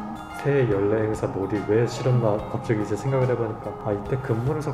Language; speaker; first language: Korean; native; Korean